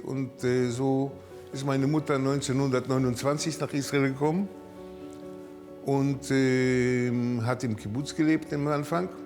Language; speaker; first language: German; early bilingual, heritage; German